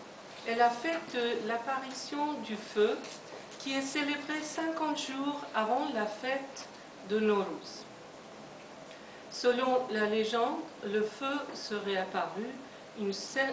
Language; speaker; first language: French; non-native, fluent; Persian